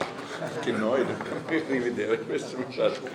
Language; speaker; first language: Italian; non-native, fluent; German